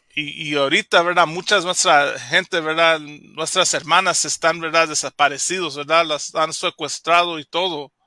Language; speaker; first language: Spanish; early bilingual, heritage; Spanish